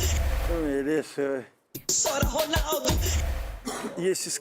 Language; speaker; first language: Portuguese; native; Portuguese